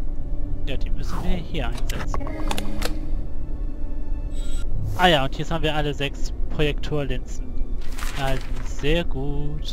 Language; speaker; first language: German; native; German